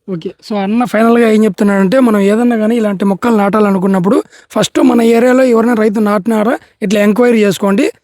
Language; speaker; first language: Telugu; native; Telugu